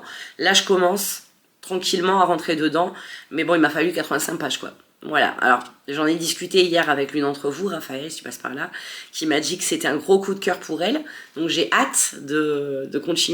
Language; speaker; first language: French; native; French